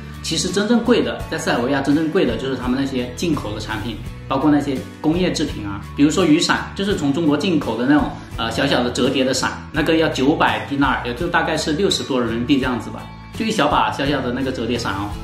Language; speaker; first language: Chinese; native; Chinese